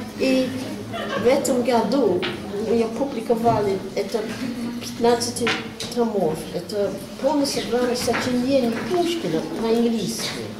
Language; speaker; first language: Russian; non-native, learner; English